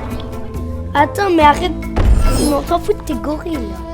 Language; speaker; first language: French; native; French